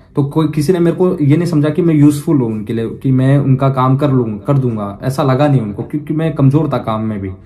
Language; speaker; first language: Hindi; native; Hindi